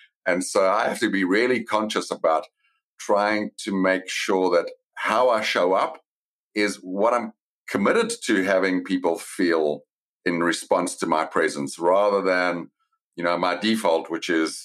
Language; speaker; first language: English; native; English